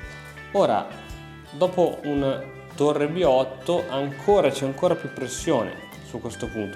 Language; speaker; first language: Italian; native; Italian